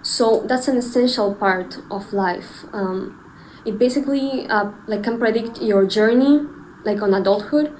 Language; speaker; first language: English; non-native, fluent; Spanish